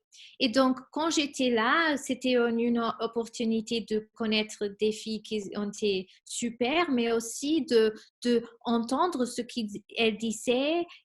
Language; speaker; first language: French; non-native, fluent; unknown